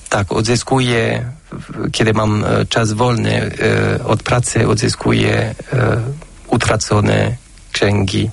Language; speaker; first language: Polish; non-native, fluent; French